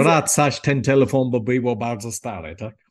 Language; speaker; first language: Polish; non-native, learner; English